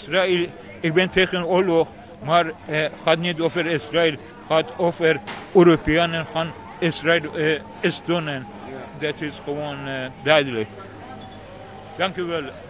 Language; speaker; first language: Dutch; non-native, learner; Persian